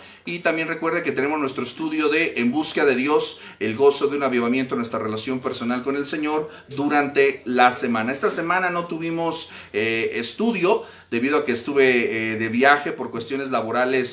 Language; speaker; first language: Spanish; native; Spanish